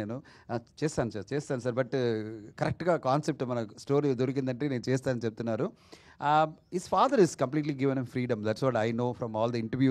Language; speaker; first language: Telugu; non-native, fluent; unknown